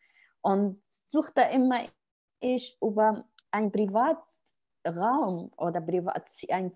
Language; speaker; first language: German; non-native, learner; Arabic